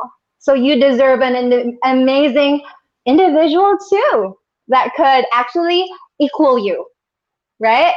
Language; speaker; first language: English; non-native, local second language; Bikol